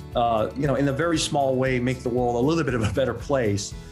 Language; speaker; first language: English; non-native, local second language; Cantonese